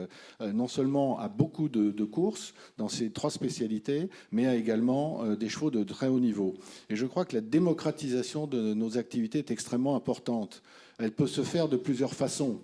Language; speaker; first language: French; native; French